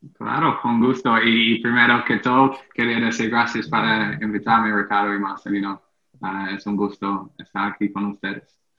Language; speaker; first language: Spanish; non-native, fluent; English